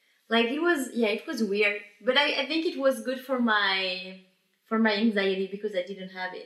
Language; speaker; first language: English; non-native, fluent; French